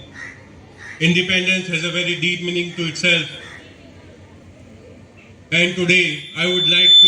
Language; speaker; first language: English; non-native, local second language; Hindi